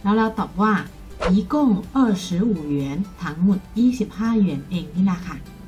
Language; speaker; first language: Thai; non-native, fluent; Chinese